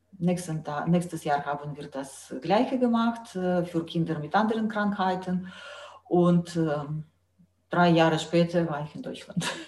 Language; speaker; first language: German; non-native, fluent; Russian